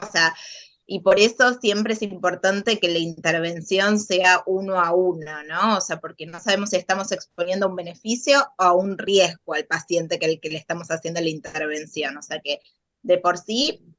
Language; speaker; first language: Spanish; native; Spanish